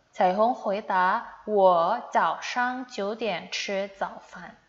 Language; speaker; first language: Chinese; non-native, fluent; Indonesian